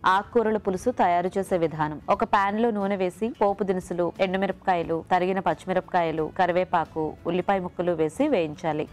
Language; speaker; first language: Telugu; native; Telugu